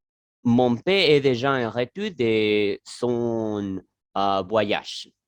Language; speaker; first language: French; non-native, learner; Spanish